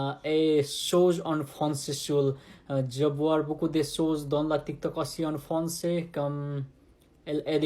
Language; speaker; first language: French; non-native, learner; Nepali